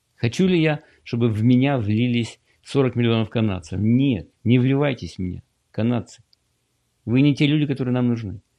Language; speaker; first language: Russian; native; Russian